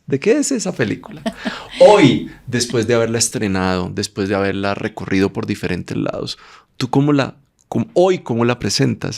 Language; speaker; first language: Spanish; native; Spanish